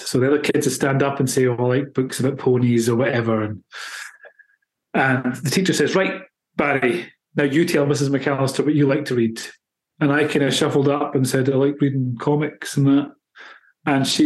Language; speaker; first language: English; native; English